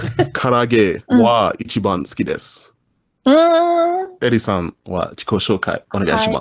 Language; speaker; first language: Japanese; non-native, learner; English